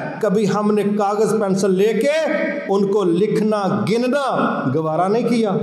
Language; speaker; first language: Urdu; non-native, local second language; Punjabi